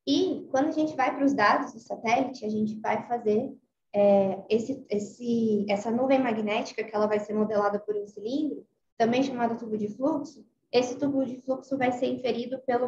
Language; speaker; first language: Portuguese; native; Portuguese